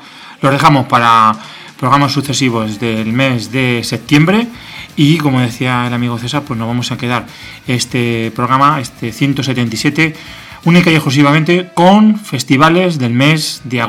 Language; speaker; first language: Spanish; native; Spanish